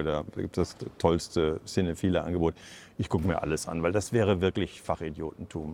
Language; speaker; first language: German; native; German